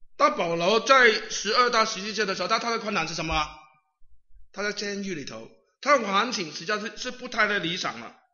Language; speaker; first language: Chinese; non-native, local second language; Cantonese